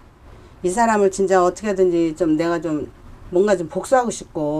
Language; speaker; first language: Korean; native; Korean